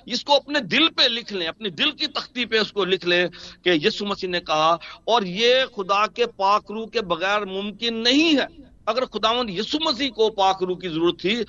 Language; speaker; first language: Urdu; non-native, local second language; Punjabi